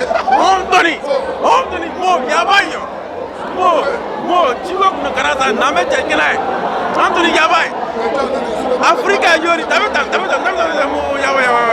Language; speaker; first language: Japanese; non-native, fluent; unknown